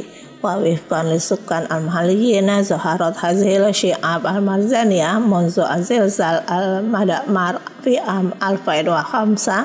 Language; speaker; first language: Arabic; non-native, fluent; Indonesian